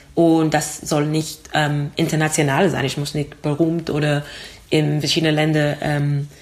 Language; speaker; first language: German; non-native, learner; English